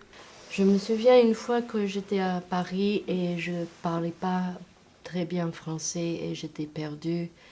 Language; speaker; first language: French; non-native, fluent; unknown